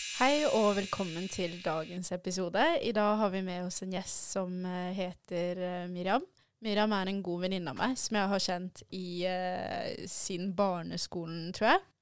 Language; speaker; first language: Norwegian; early bilingual, other home language; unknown